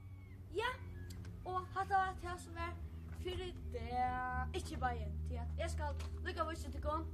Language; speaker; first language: Danish; non-native, local second language; Faroese